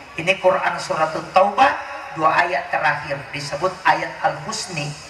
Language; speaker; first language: Indonesian; non-native, local second language; Buginese